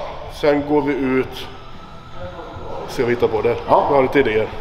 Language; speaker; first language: Swedish; native; Swedish